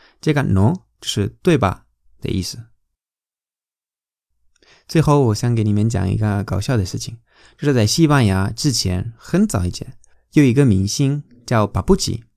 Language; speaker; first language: Chinese; non-native, fluent; Spanish